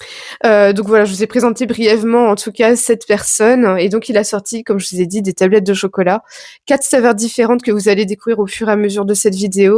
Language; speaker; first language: French; native; French